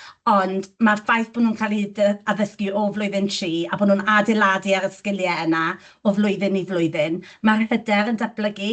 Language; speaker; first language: Welsh; native; Welsh